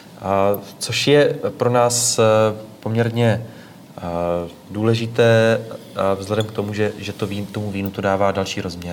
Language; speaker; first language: Czech; native; Czech